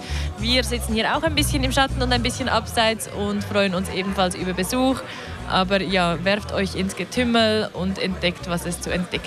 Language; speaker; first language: German; native; German